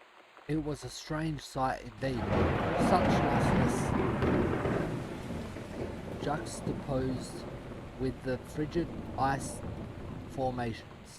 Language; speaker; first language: English; native; English